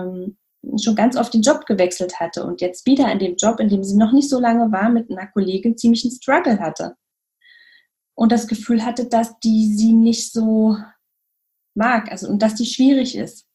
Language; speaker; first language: German; native; German